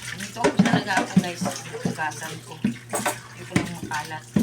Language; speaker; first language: Filipino; non-native, local second language; Cebuano